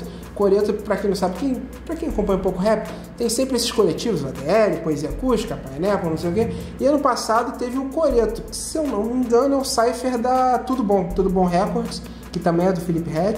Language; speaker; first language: Portuguese; native; Portuguese